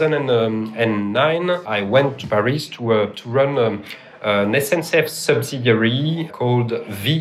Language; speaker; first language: English; non-native, fluent; French